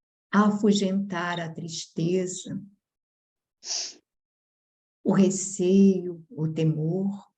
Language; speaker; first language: Portuguese; native; Portuguese